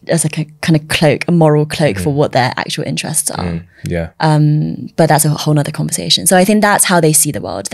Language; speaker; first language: English; early bilingual, other home language; Chinese